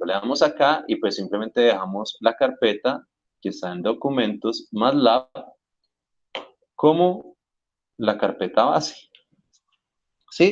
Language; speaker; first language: Spanish; native; Spanish